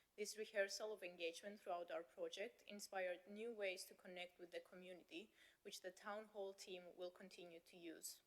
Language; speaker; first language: English; non-native, fluent; Greek